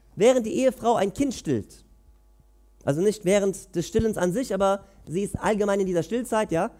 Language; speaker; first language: German; native; German